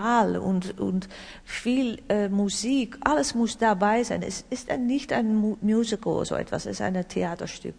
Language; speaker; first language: German; non-native, learner; Dutch